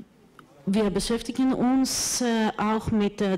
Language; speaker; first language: German; non-native, fluent; Greek